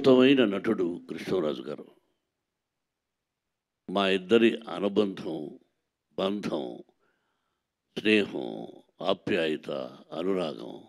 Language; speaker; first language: Telugu; native; Telugu